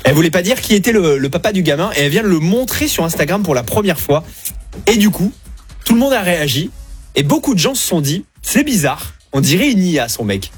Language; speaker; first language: French; native; French